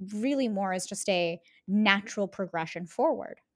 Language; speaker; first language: English; native; English